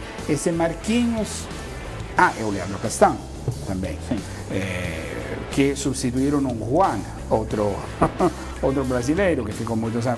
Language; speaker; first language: Portuguese; non-native, fluent; Italian